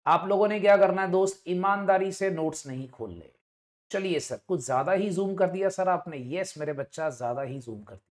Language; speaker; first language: Hindi; non-native, local second language; Punjabi